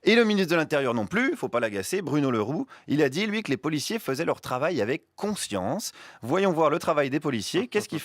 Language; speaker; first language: French; native; French